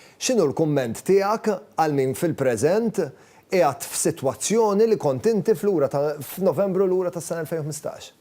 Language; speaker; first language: Maltese; native; Maltese